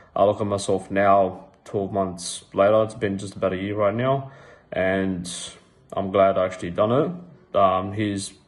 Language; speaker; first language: English; native; English